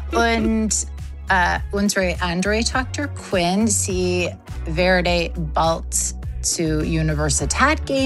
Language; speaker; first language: German; non-native, learner; English